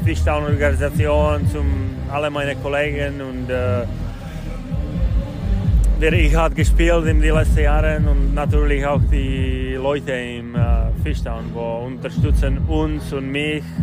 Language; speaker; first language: German; non-native, learner; Czech